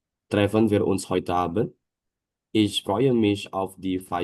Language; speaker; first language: German; non-native, learner; Indonesian